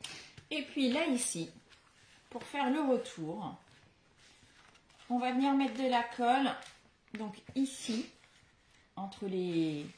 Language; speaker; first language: French; native; French